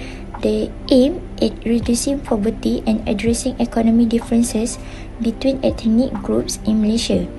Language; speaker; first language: English; non-native, local second language; Malay